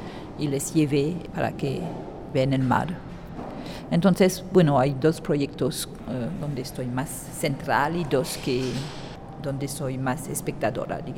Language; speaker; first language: Spanish; non-native, fluent; French